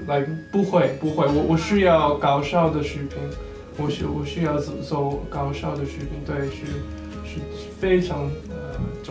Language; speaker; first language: Chinese; non-native, learner; English